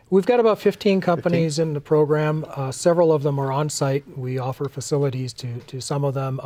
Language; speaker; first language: English; native; English